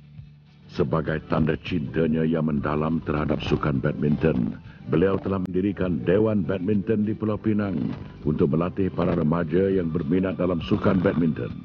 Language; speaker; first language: Malay; native; Malay